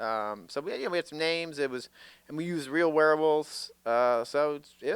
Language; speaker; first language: English; native; English